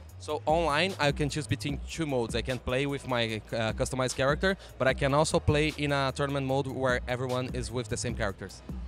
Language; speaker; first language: English; non-native, fluent; Portuguese